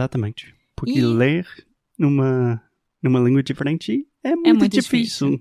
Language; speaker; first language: Portuguese; non-native, fluent; English